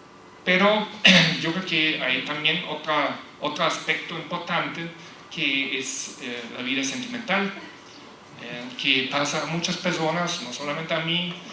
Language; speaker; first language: Spanish; non-native, fluent; German